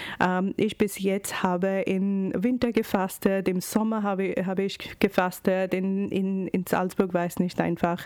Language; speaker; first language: German; non-native, fluent; Urdu